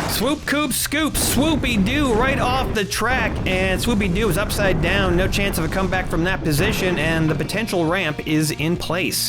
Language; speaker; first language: English; native; English